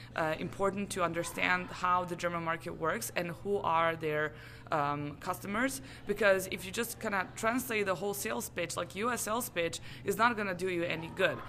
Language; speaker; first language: English; non-native, fluent; Serbian